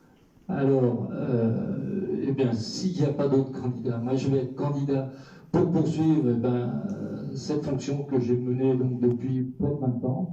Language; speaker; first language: French; native; French